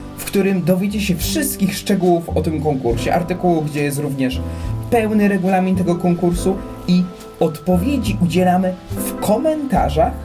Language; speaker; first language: Polish; native; Polish